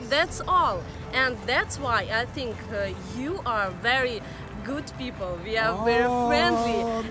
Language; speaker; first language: English; non-native, fluent; Russian